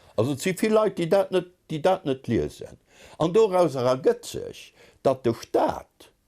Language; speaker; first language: Luxembourgish; native; Luxembourgish